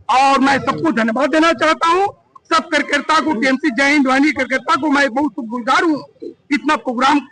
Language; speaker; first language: Hindi; native; Hindi